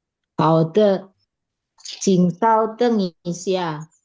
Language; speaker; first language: Chinese; non-native, learner; Indonesian